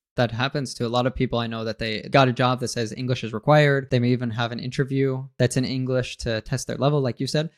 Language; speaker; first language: English; native; English